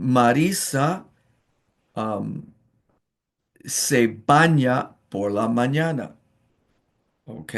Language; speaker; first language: Spanish; non-native, fluent; English